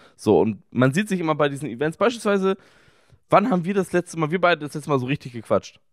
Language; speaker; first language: German; native; German